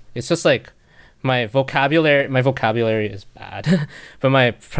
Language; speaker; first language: English; native; English